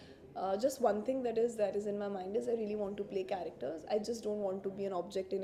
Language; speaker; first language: English; non-native, local second language; Hindi